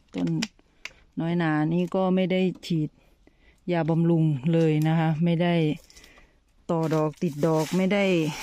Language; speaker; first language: Thai; non-native, local second language; Lao